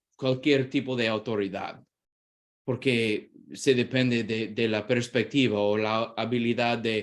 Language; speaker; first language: Spanish; non-native, fluent; English